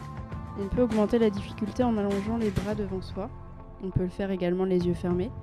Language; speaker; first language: French; native; French